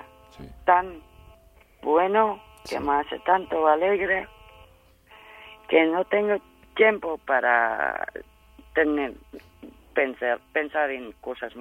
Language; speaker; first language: Spanish; non-native, learner; Dutch